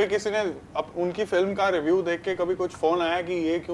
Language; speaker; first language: Hindi; native; Hindi